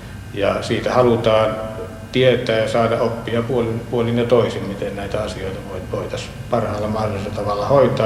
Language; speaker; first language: Finnish; native; Finnish